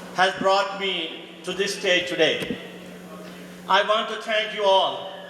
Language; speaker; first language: English; non-native, local second language; Punjabi